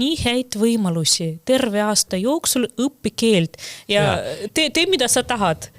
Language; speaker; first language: Estonian; non-native, local second language; Russian